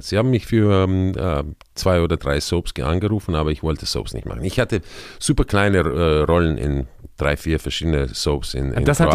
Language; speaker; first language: German; non-native, fluent; Spanish